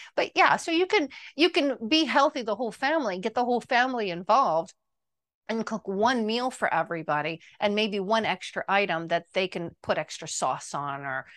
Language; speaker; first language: English; early bilingual, other home language; Italian